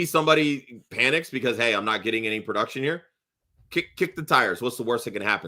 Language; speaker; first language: English; native; English